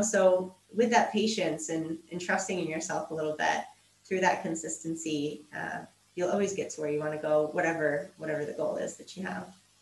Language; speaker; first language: English; native; English